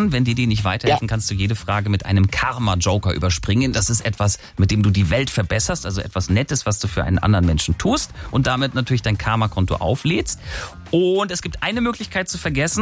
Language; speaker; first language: German; native; German